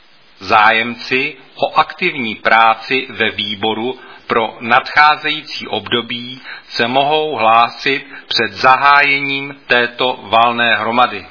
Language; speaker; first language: Czech; native; Czech